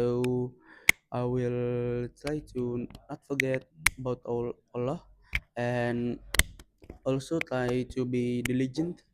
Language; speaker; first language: English; non-native, learner; Indonesian